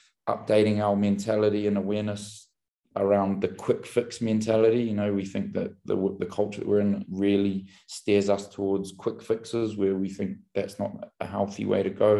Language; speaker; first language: English; native; English